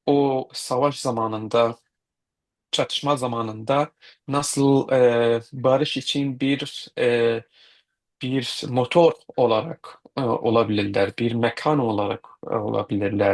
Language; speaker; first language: Turkish; non-native, fluent; Kurdish